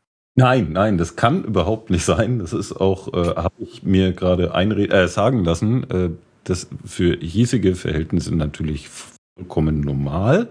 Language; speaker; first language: German; native; German